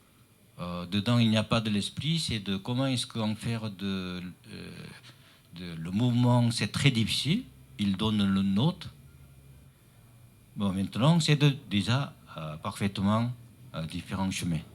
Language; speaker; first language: French; non-native, learner; Chinese